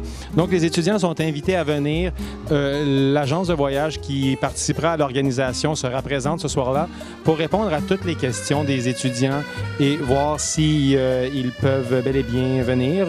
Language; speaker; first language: French; native; French